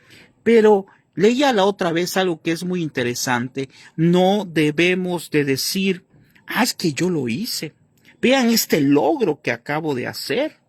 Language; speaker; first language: Spanish; native; Spanish